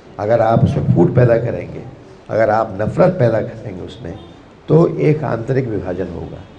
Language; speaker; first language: Hindi; native; Hindi